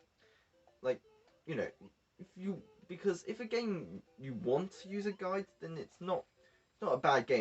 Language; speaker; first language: English; native; English